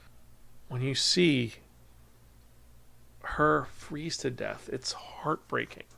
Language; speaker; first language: English; native; English